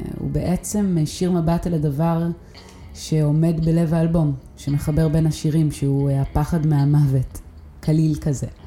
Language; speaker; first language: Hebrew; early bilingual, other home language; English